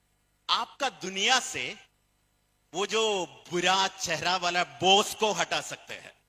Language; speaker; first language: Hindi; non-native, fluent; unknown